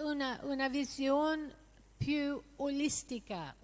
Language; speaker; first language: Italian; non-native, learner; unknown